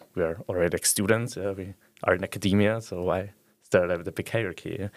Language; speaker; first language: English; non-native, fluent; German